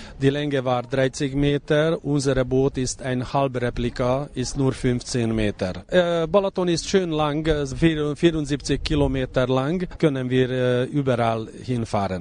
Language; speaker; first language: German; non-native, learner; Hungarian